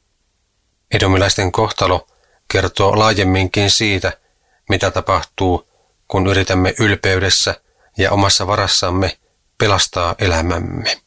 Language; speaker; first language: Finnish; native; Finnish